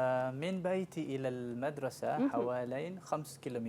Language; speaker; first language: Arabic; non-native, fluent; Malay